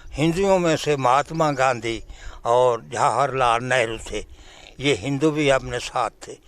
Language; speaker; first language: Urdu; non-native, local second language; Punjabi